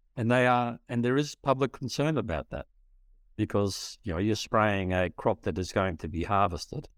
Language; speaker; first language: English; early bilingual, other home language; Dutch